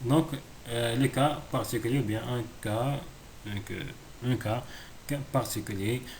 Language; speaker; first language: French; non-native, local second language; Arabic